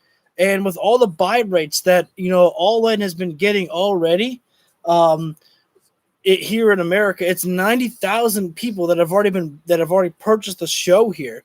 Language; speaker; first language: English; native; English